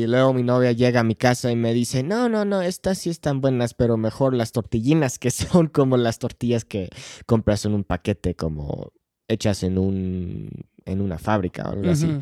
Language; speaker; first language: Spanish; non-native, fluent; English